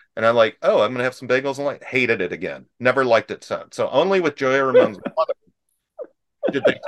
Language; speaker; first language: English; native; English